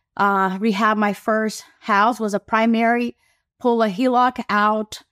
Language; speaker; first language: English; non-native, fluent; Portuguese